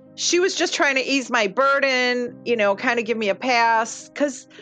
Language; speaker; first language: English; early bilingual, other home language; Lithuanian